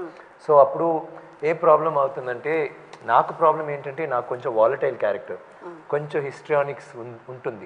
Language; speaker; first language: Telugu; non-native, fluent; Tamil